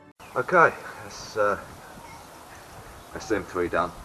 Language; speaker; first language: English; native; English